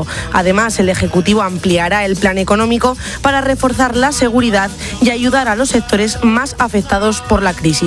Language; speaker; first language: Spanish; native; Spanish